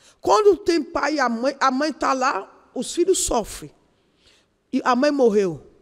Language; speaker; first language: Portuguese; non-native, learner; Yoruba